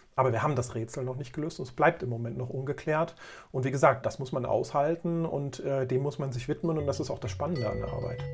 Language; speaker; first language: German; native; German